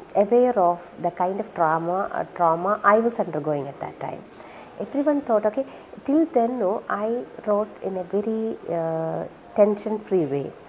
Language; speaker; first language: English; non-native, local second language; Malayalam